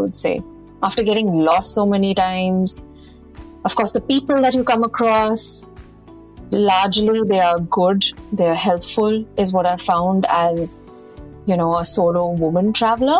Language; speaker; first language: English; non-native, local second language; Punjabi